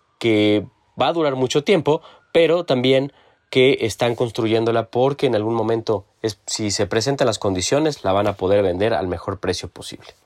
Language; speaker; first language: Spanish; native; Spanish